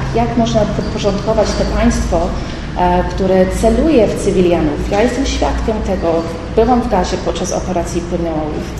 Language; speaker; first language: Polish; early bilingual, heritage; Polish